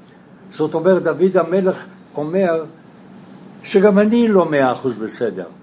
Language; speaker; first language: Hebrew; non-native, fluent; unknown